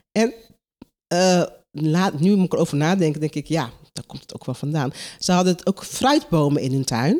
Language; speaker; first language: Dutch; non-native, local second language; Papiamento